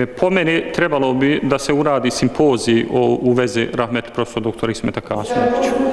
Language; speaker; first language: Bosnian; early bilingual, heritage; Bosnian